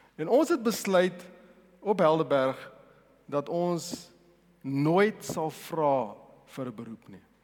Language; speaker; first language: Afrikaans; non-native, local second language; Tswana